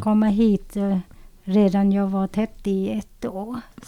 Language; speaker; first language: Swedish; non-native, learner; Vietnamese